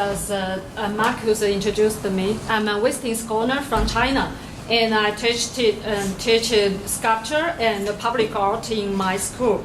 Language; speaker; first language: English; non-native, learner; Chinese